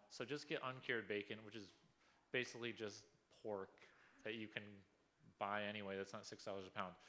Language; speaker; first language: English; native; English